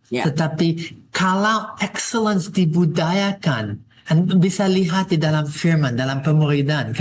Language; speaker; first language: Indonesian; non-native, fluent; English